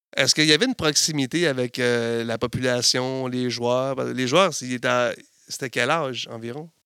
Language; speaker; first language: French; native; French